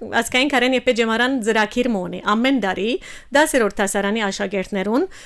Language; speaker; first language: Armenian; early bilingual, heritage; Armenian